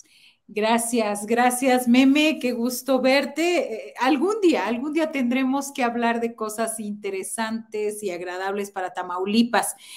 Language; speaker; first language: Spanish; native; Spanish